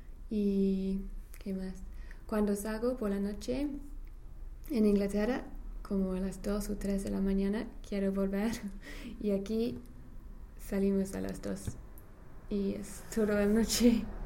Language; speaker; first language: Spanish; non-native, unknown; English